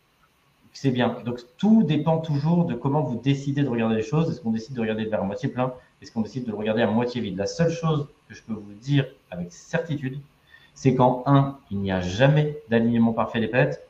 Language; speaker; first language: French; native; French